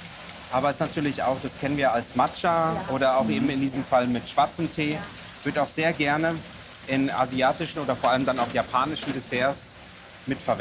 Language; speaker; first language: German; native; German